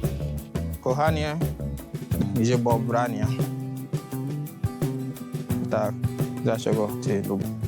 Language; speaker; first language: Polish; non-native, learner; English